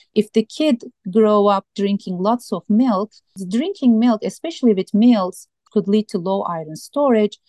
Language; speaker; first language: English; non-native, fluent; Turkish